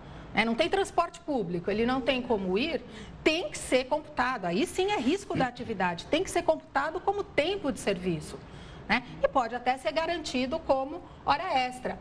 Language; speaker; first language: Portuguese; native; Portuguese